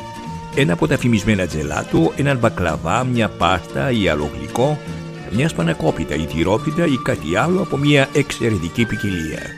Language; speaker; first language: Greek; native; Greek